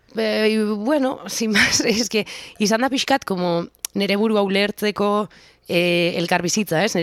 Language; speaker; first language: Basque; native; Basque